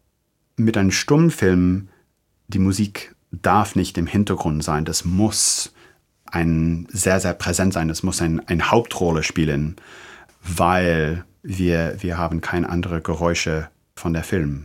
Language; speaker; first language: German; non-native, fluent; English